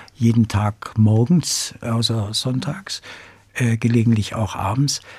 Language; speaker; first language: German; native; German